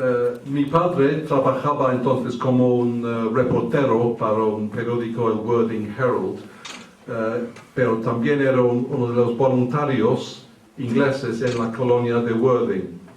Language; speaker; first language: Spanish; early bilingual, heritage; English